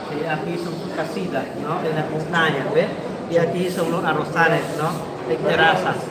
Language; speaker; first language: Spanish; non-native, fluent; Vietnamese